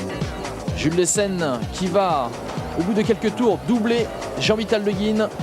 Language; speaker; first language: French; native; French